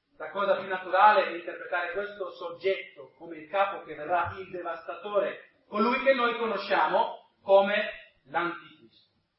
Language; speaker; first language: Italian; non-native, fluent; English